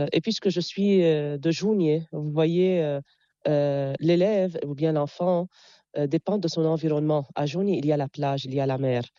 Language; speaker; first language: French; non-native, local second language; Arabic